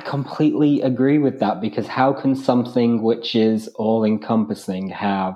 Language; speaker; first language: English; native; English